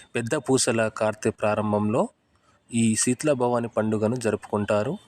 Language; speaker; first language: Telugu; non-native, local second language; Lambadi